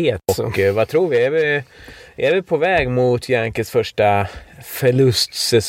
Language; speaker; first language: Swedish; native; Swedish